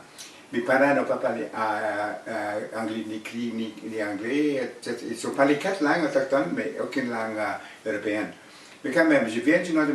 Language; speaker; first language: French; non-native, fluent; Cree